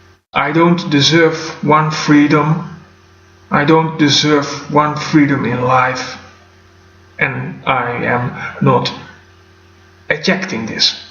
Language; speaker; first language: English; non-native, fluent; Dutch